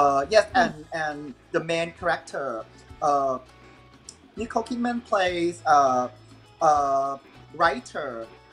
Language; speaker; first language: English; non-native, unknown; Thai